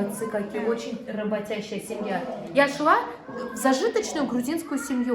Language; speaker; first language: Russian; native; Russian